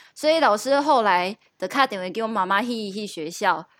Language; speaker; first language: Chinese; non-native, local second language; Min Nan Chinese